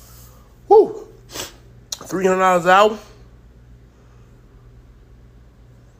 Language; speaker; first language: English; native; English